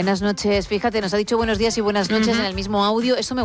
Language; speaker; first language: Spanish; native; Spanish